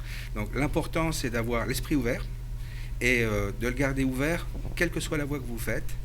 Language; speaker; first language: French; native; French